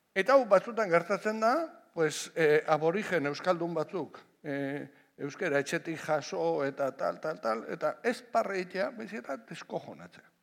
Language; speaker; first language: Basque; non-native, local second language; Spanish